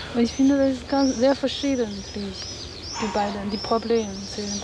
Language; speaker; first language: German; non-native, learner; Chinese